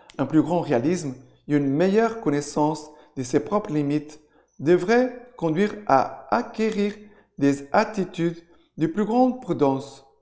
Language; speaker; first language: French; non-native, fluent; Portuguese